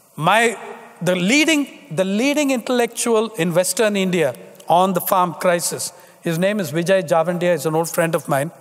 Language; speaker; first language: English; non-native, local second language; Tamil